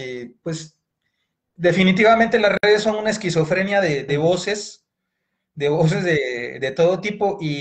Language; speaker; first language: Spanish; native; Spanish